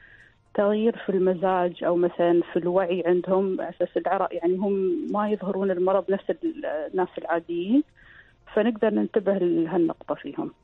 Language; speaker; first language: Arabic; native; Arabic